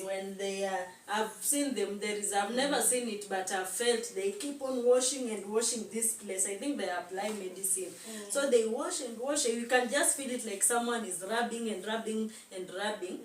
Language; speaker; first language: English; non-native, local second language; Swahili